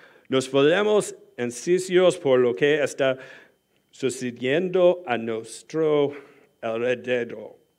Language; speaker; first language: Spanish; non-native, learner; English